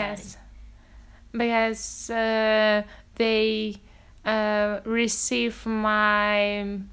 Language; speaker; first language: English; non-native, fluent; Russian